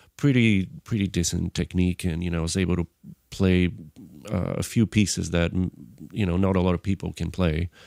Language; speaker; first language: English; non-native, fluent; Bulgarian